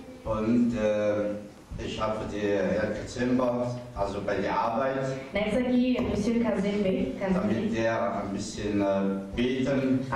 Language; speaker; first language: German; non-native, learner; Arabic